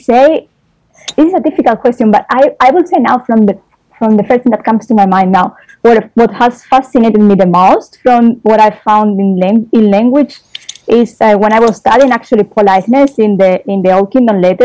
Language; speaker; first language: English; non-native, fluent; Spanish